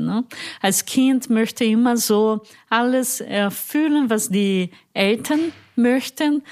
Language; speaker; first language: German; non-native, fluent; Portuguese